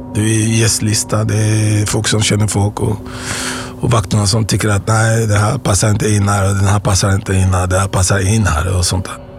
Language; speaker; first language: Swedish; non-native, fluent; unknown